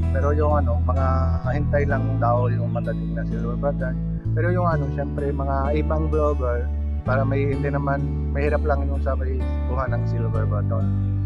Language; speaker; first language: Filipino; non-native, learner; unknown